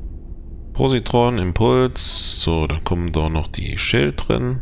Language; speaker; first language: German; native; German